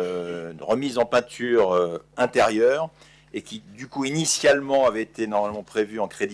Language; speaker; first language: French; native; French